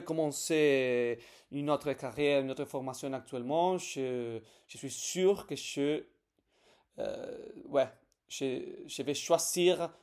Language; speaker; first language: French; non-native, fluent; Spanish